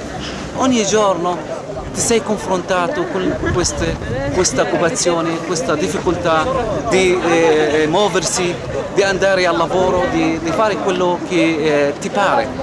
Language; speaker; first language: Italian; non-native, fluent; Arabic